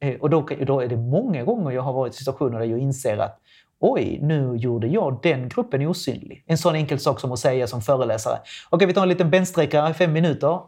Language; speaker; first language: Swedish; non-native, fluent; Spanish